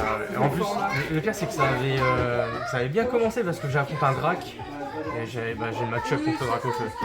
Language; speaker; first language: French; native; French